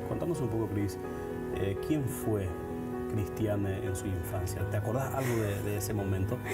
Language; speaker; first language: Spanish; native; Spanish